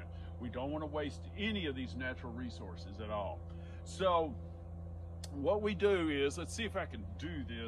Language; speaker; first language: English; native; English